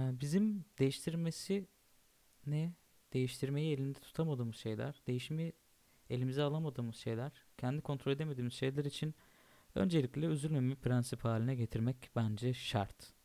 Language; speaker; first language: Turkish; native; Turkish